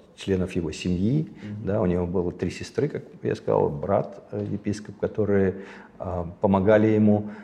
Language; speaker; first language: Russian; native; Russian